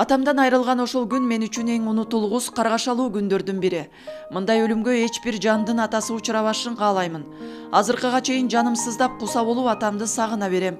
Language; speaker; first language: Kyrgyz; native; Kyrgyz